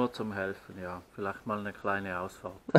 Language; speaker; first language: German; native; German